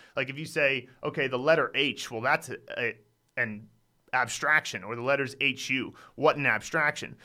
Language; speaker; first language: English; native; English